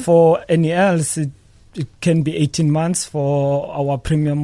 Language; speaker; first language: English; non-native, local second language; Xhosa